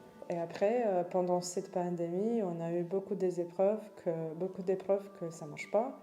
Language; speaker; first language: French; non-native, fluent; Romanian